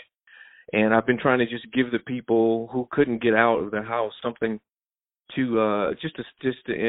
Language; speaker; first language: English; native; English